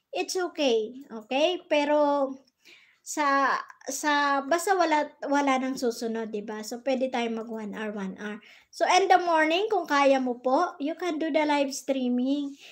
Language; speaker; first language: Filipino; non-native, local second language; Bikol